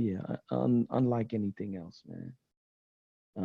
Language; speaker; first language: English; native; English